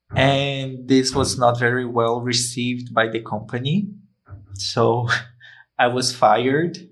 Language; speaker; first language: English; non-native, fluent; Portuguese